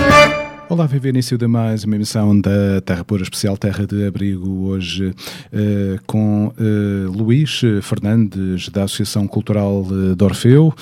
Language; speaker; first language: Portuguese; native; Portuguese